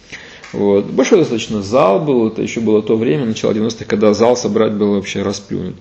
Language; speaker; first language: Russian; native; Russian